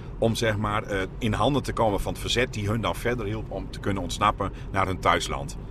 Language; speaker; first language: Dutch; native; Dutch